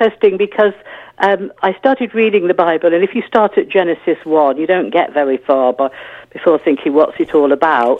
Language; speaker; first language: English; native; English